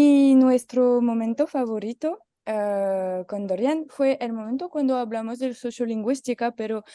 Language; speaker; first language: Spanish; non-native, learner; French